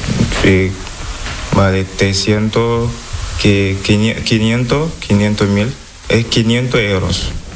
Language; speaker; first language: Spanish; non-native, learner; Wolof